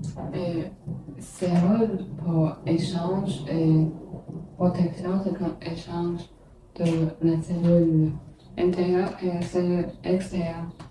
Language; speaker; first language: French; non-native, learner; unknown